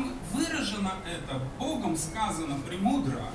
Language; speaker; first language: Polish; non-native, learner; Russian